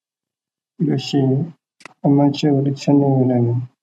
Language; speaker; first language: Burmese; native; Burmese